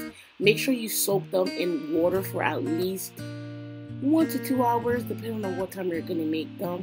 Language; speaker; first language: English; non-native, local second language; Yoruba